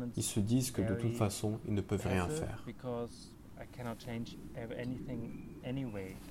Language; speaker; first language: French; non-native, fluent; German